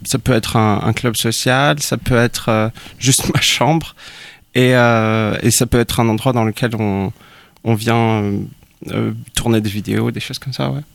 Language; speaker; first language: French; native; French